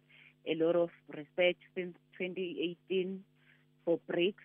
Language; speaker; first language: English; non-native, local second language; Zulu